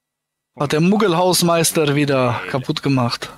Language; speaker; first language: German; native; German